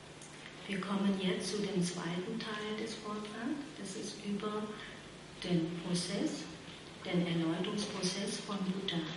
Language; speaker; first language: German; non-native, fluent; Vietnamese